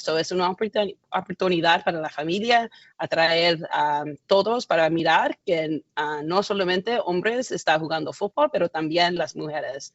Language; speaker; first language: Spanish; non-native, learner; English